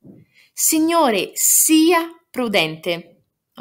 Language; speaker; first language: Italian; non-native, fluent; Portuguese